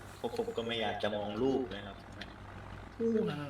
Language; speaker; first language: Thai; native; Thai